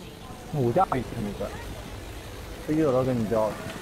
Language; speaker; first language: Chinese; native; Chinese